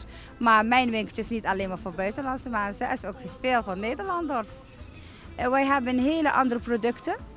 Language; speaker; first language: Dutch; non-native, fluent; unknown